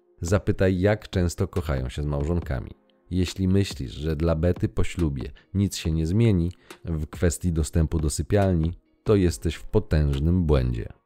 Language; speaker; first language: Polish; native; Polish